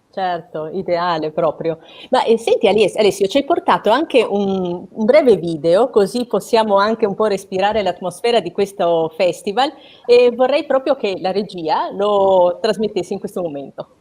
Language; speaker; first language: Italian; native; Italian